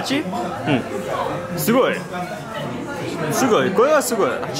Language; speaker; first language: Japanese; non-native, learner; German